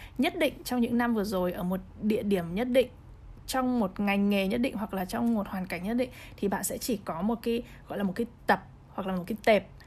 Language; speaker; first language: Vietnamese; early bilingual, heritage; Vietnamese